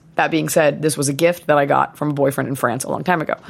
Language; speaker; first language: English; native; English